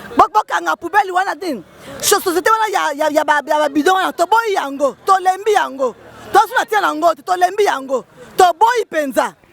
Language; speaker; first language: Lingala; native; Lingala